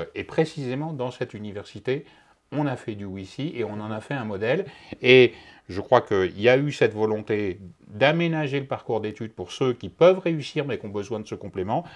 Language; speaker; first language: French; native; French